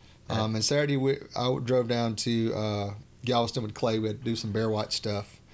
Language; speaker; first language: English; native; English